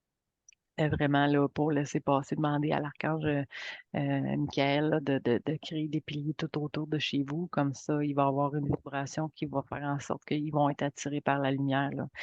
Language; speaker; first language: French; native; French